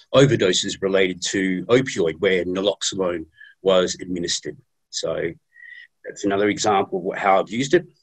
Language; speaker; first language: English; native; English